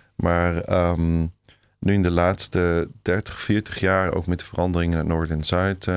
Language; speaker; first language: Dutch; non-native, fluent; Swiss German